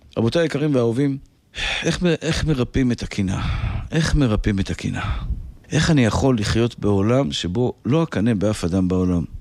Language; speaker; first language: Hebrew; native; Hebrew